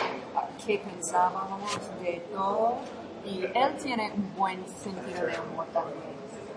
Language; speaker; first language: Spanish; non-native, fluent; English